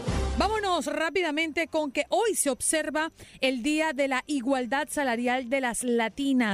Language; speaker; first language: Spanish; native; Spanish